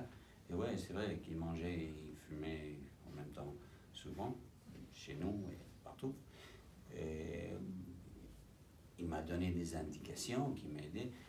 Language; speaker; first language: French; non-native, fluent; English